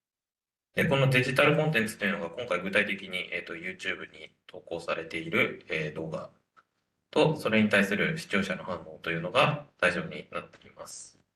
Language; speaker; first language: Japanese; native; Japanese